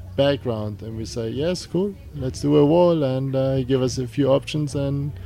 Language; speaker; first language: English; non-native, fluent; German